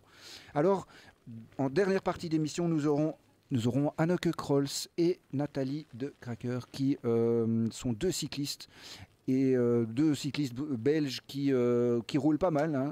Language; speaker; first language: French; native; French